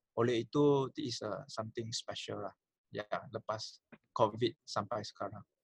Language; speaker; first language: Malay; non-native, local second language; Chinese